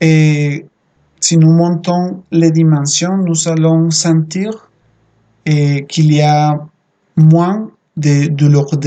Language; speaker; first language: French; non-native, fluent; Spanish